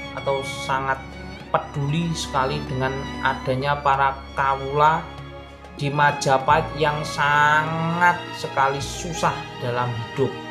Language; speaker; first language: Indonesian; non-native, local second language; Javanese